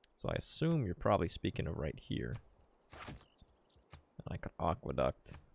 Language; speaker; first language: English; native; English